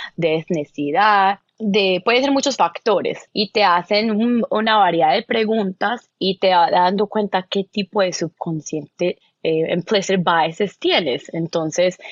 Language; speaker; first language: Spanish; native; Spanish